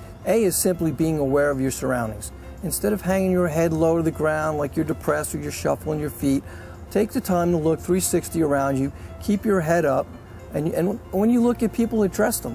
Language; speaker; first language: English; native; English